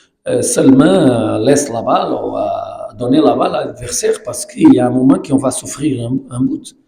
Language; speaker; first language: French; non-native, learner; Portuguese